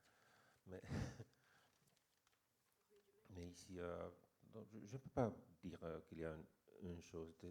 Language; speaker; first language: French; non-native, fluent; Finnish